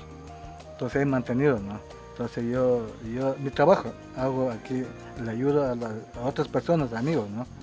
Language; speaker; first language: Spanish; non-native, local second language; Quechua